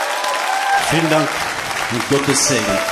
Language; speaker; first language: German; non-native, learner; Norwegian